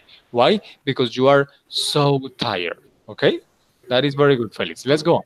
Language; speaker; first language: English; non-native, fluent; Spanish